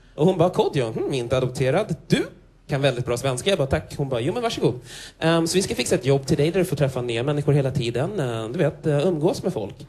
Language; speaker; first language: Swedish; native; Swedish